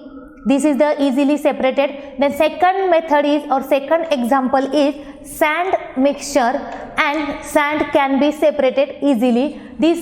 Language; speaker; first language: English; non-native, local second language; Marathi